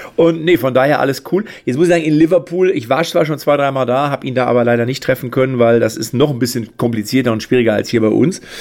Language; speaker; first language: German; native; German